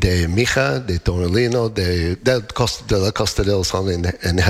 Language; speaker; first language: Spanish; non-native, learner; English